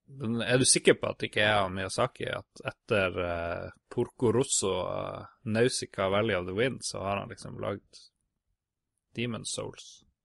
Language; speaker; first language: Norwegian; native; Norwegian